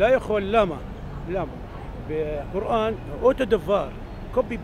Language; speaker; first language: Hebrew; non-native, local second language; Arabic